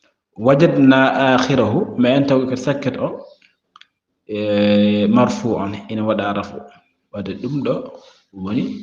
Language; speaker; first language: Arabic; non-native, fluent; Fula